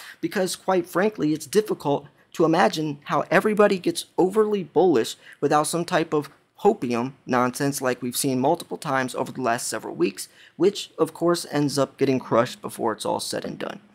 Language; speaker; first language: English; native; English